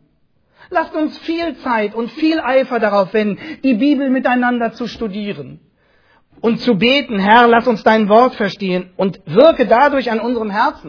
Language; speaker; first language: German; native; German